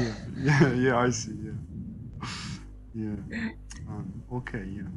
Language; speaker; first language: English; non-native, learner; Turkish